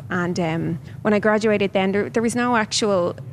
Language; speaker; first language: English; native; English